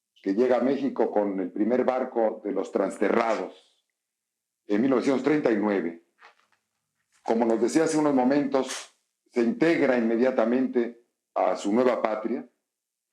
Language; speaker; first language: Spanish; native; Spanish